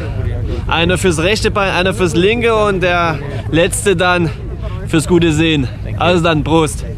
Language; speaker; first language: German; native; German